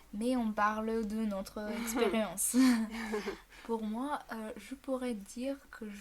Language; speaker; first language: French; non-native, fluent; Bulgarian